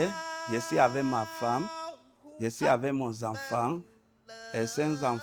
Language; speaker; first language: French; non-native, local second language; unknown